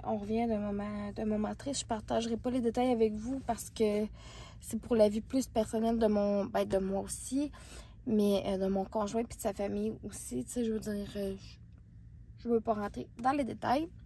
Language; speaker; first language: French; native; French